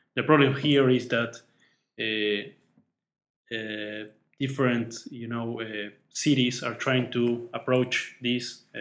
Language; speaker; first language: English; non-native, fluent; Spanish